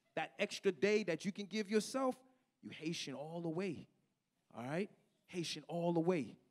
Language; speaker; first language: English; native; English